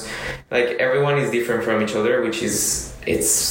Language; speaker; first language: English; non-native, fluent; Spanish